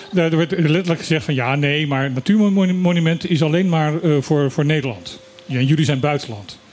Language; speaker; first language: Dutch; non-native, local second language; Papiamento